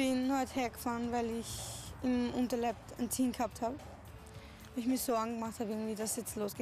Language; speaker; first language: German; early bilingual, other home language; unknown